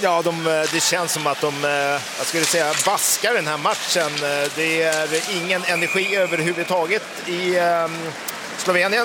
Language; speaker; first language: Swedish; native; Swedish